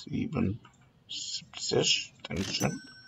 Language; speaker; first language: German; native; German